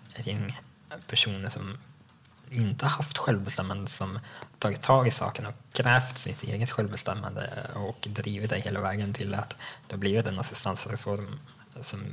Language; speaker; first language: Swedish; native; Swedish